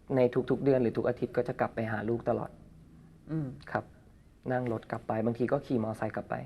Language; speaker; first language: Thai; native; Thai